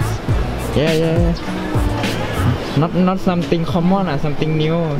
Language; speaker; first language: English; non-native, learner; Thai